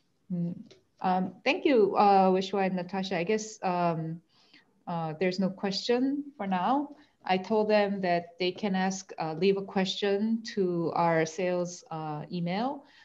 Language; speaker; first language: English; non-native, fluent; Korean